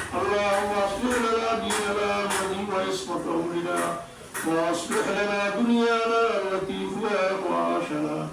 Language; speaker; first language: Arabic; non-native, learner; Bangla